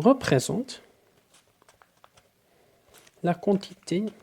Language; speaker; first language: French; non-native, local second language; Arabic